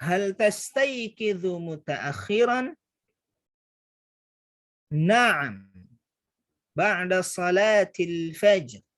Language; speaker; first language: Arabic; non-native, fluent; Indonesian